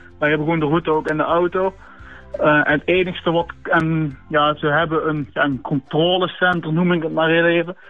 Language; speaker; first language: Dutch; native; Dutch